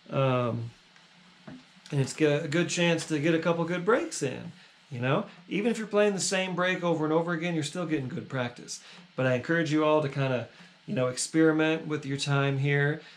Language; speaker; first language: English; native; English